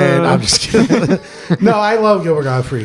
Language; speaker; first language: English; native; English